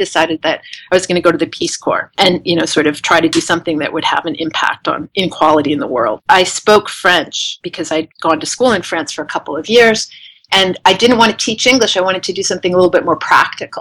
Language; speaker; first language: English; native; English